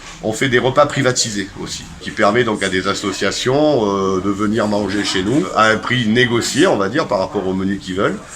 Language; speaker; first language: French; native; French